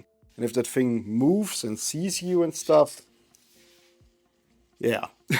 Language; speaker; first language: English; non-native, fluent; German